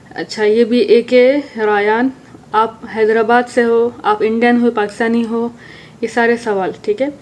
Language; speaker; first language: Urdu; early bilingual, heritage; Urdu